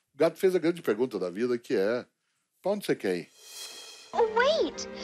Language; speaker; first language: Portuguese; native; Portuguese